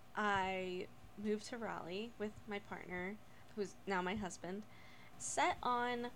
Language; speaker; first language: English; native; English